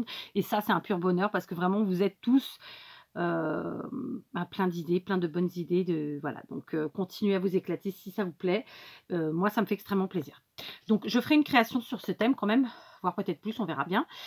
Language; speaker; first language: French; native; French